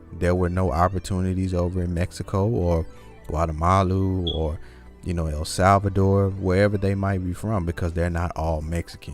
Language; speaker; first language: English; native; English